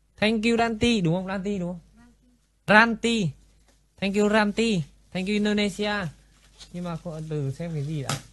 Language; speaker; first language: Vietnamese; native; Vietnamese